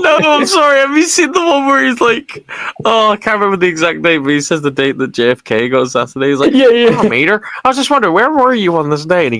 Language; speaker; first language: English; native; English